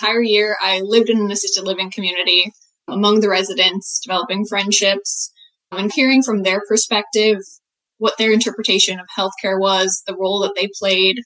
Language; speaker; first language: English; native; English